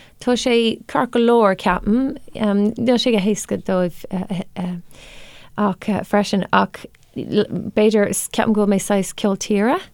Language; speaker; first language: Irish; non-native, local second language; English